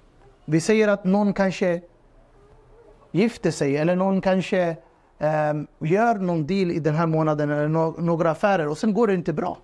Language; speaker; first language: Swedish; non-native, fluent; Urdu